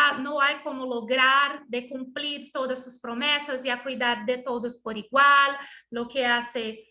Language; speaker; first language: Spanish; non-native, learner; Portuguese